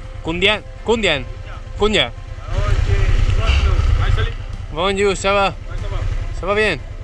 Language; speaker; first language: French; non-native, learner; Spanish